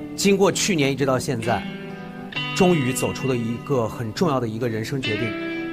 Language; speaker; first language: Chinese; native; Chinese